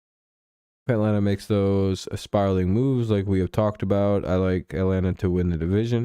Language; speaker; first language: English; native; English